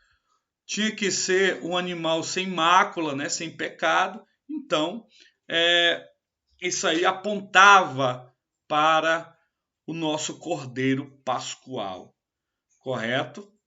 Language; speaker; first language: Portuguese; native; Portuguese